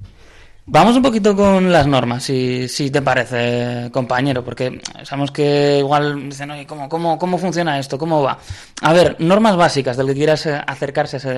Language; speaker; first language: Spanish; native; Spanish